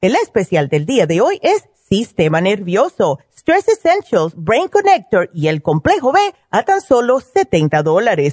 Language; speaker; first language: Spanish; native; Spanish